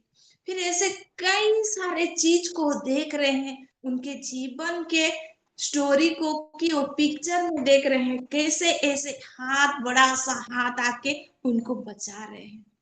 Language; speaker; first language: Hindi; non-native, local second language; Odia